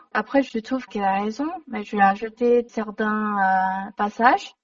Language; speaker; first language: French; non-native, fluent; Chinese